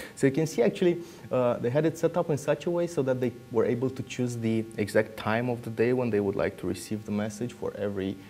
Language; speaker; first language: English; non-native, fluent; Romanian